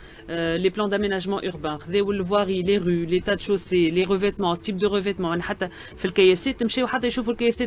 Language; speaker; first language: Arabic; native; Arabic